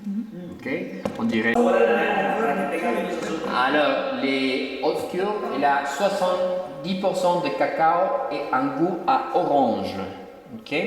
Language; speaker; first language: French; non-native, fluent; Spanish